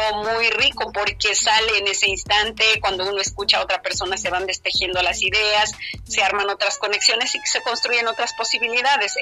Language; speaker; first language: Spanish; native; Spanish